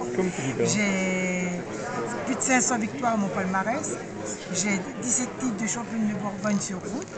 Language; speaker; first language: French; native; French